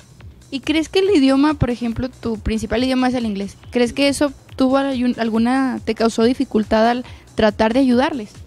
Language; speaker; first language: Spanish; native; Spanish